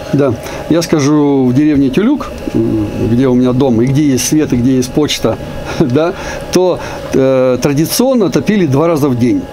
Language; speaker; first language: Russian; native; Russian